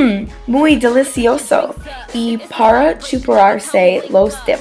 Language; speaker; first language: Spanish; non-native, learner; English